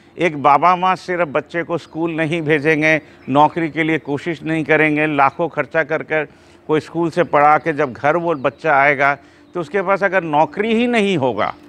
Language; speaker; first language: Hindi; non-native, local second language; Bangla